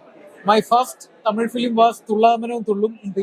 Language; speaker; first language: Tamil; non-native, learner; Malayalam